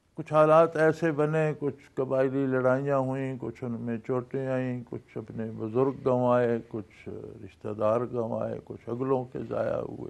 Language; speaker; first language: Urdu; non-native, local second language; Punjabi